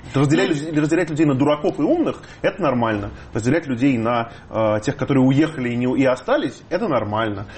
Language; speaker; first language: Russian; native; Russian